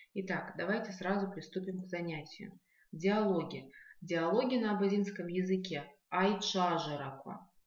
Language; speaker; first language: Russian; non-native, local second language; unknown